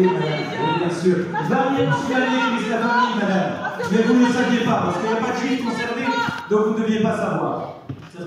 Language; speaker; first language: French; native; French